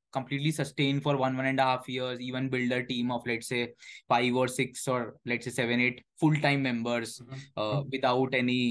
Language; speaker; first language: English; non-native, local second language; Hindi